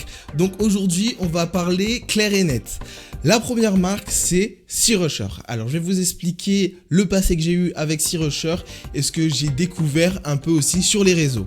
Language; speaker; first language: French; native; French